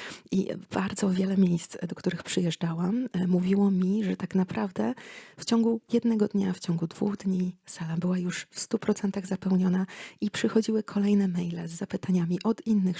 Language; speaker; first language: Polish; native; Polish